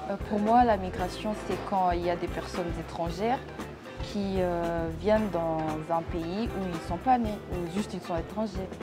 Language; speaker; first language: French; non-native, local second language; Rundi